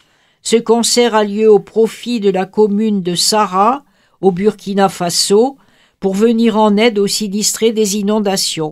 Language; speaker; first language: French; native; French